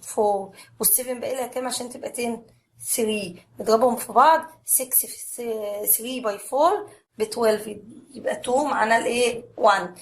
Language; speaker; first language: Arabic; native; Arabic